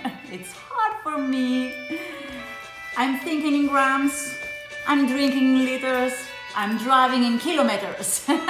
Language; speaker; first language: English; non-native, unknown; Italian